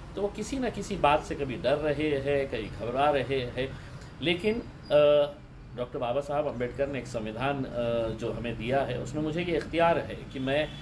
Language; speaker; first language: Hindi; non-native, local second language; Urdu